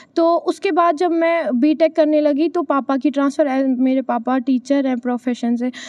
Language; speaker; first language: Hindi; native; Hindi